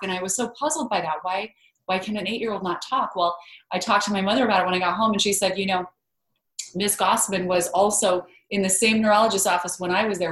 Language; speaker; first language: English; native; English